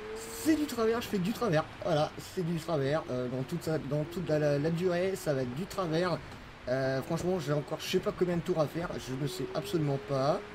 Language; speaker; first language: French; native; French